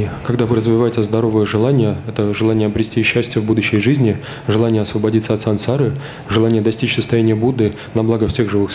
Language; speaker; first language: Russian; native; Russian